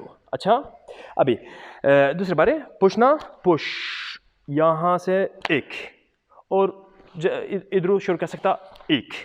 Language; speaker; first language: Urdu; non-native, learner; Arabic